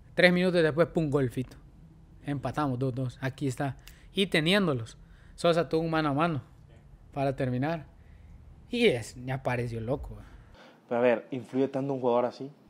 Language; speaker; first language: Spanish; native; Spanish